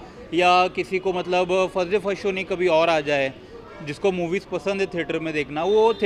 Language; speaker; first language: Hindi; native; Hindi